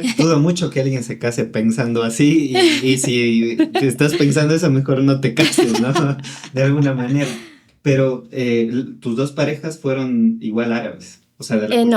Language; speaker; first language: Spanish; native; Spanish